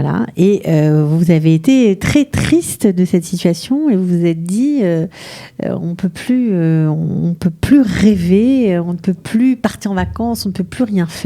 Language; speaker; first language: French; native; French